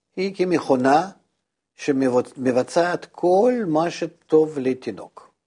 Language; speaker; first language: Hebrew; non-native, fluent; Russian